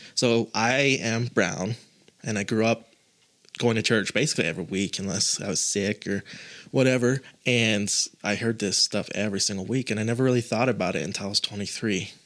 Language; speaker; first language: English; native; English